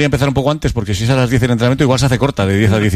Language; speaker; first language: Spanish; native; Spanish